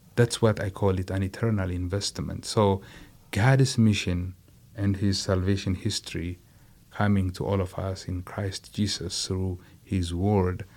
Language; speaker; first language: English; non-native, fluent; Amharic